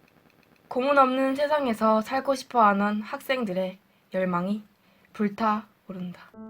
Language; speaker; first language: Korean; native; Korean